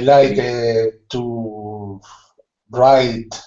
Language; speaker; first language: English; non-native, learner; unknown